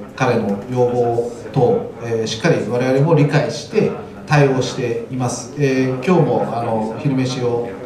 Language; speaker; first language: Japanese; native; Japanese